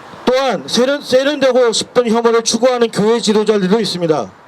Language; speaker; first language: Korean; native; Korean